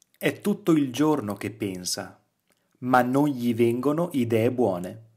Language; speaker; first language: Italian; native; Italian